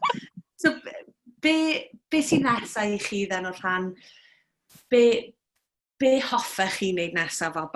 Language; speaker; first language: Welsh; native; Welsh